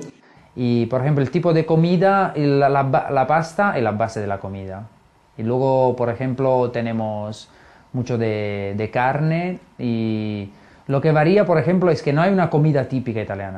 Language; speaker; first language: Spanish; non-native, fluent; Italian